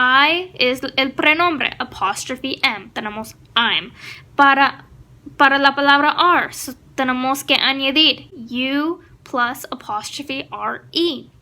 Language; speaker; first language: Spanish; non-native, fluent; English